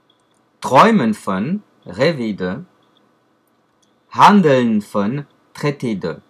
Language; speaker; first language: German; non-native, fluent; French